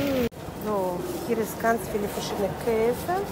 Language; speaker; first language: German; non-native, fluent; Latvian